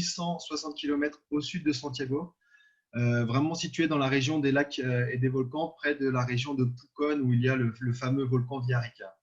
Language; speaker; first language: French; native; French